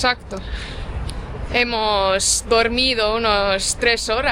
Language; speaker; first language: Spanish; non-native, fluent; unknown